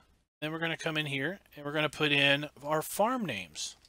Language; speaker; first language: English; native; English